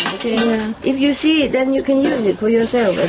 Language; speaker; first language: English; non-native, fluent; Vietnamese